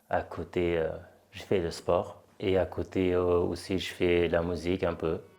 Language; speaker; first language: French; non-native, fluent; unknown